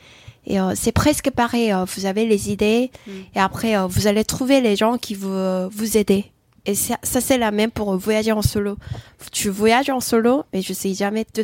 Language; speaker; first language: French; non-native, fluent; Korean